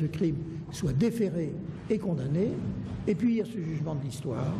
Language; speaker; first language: French; native; French